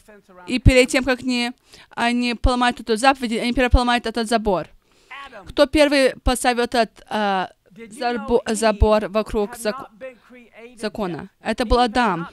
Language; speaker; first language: Russian; non-native, fluent; English